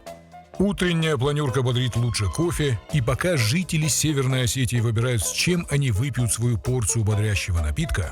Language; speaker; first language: Russian; native; Russian